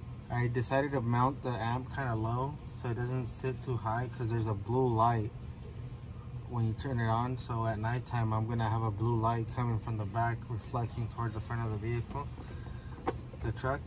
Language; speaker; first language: English; early bilingual, other home language; Spanish